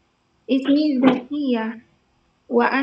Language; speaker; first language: Arabic; non-native, learner; Indonesian